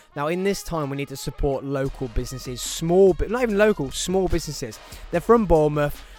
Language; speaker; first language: English; native; English